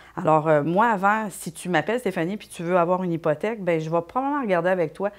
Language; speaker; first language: French; native; French